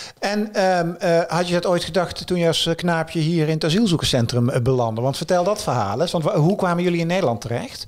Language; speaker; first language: Dutch; native; Dutch